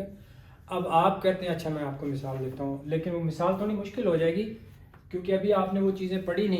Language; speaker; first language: Urdu; native; Urdu